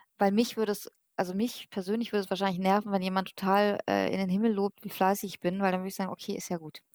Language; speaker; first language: German; early bilingual, other home language; Persian